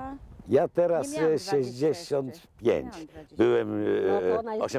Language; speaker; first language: Polish; non-native, learner; Dutch